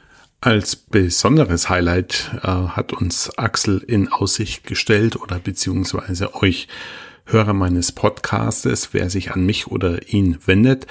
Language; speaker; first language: German; native; German